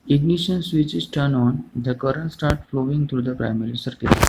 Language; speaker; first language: English; non-native, local second language; Gujarati